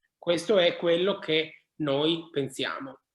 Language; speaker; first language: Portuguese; non-native, learner; Italian